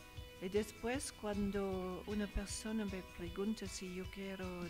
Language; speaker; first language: Spanish; non-native, learner; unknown